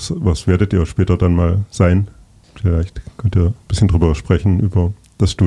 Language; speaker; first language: German; native; German